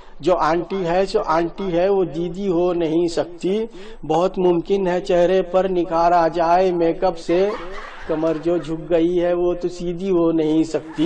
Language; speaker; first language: Urdu; native; Urdu